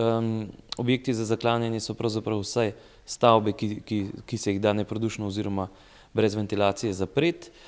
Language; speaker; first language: Slovenian; native; Slovenian